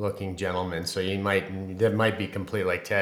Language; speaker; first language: English; native; English